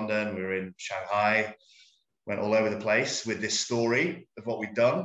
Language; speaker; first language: English; native; English